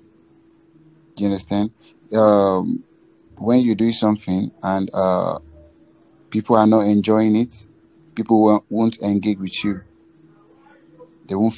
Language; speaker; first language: English; non-native, local second language; Yoruba